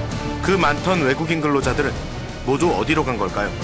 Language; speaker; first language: Korean; native; Korean